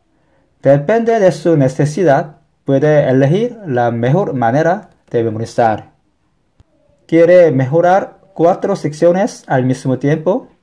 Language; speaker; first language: Spanish; non-native, fluent; Korean